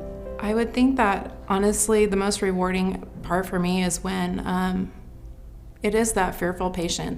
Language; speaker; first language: English; native; English